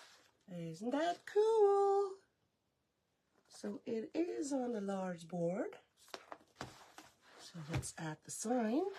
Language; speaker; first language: English; native; English